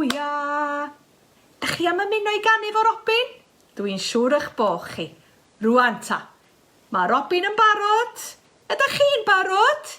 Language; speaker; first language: Welsh; native; Welsh